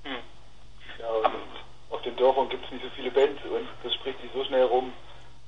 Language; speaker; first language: German; native; German